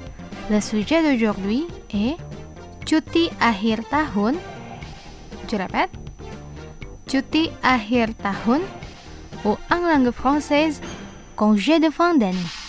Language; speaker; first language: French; non-native, fluent; Indonesian